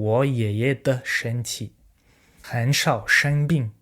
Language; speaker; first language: Chinese; non-native, fluent; French